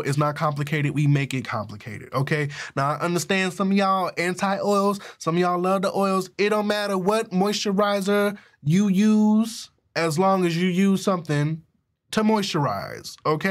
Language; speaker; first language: English; native; English